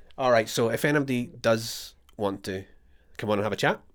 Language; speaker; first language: English; native; English